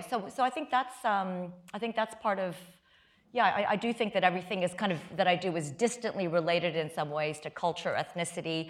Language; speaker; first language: English; early bilingual, other home language; Chinese